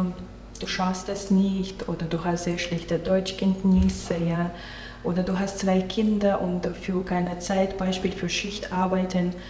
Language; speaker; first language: German; non-native, local second language; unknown